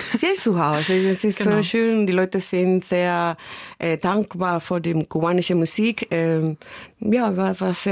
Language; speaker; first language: German; non-native, learner; Spanish